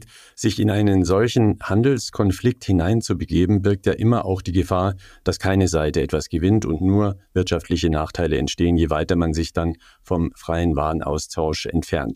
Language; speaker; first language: German; native; German